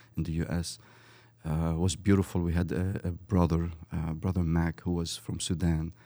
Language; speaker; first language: English; early bilingual, other home language; Arabic